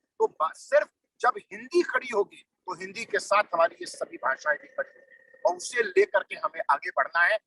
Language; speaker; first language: Hindi; native; Hindi